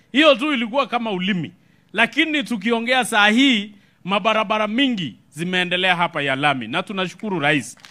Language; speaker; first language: Swahili; non-native, local second language; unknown